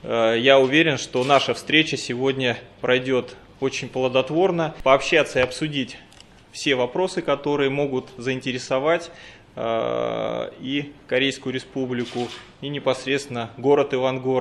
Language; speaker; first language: Russian; native; Russian